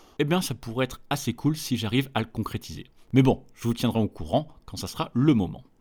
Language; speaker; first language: French; native; French